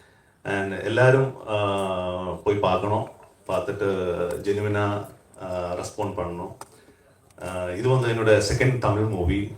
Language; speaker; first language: Tamil; non-native, learner; Malayalam